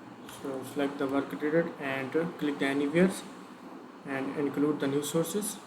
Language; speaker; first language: English; non-native, learner; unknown